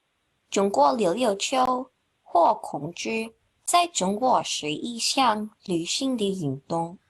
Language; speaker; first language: Chinese; non-native, learner; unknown